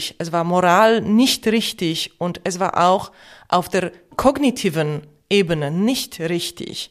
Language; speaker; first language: German; non-native, fluent; Polish